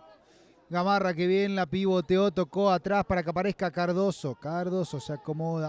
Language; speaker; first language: Spanish; native; Spanish